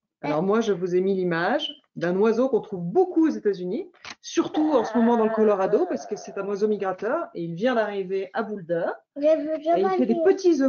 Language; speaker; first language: French; native; French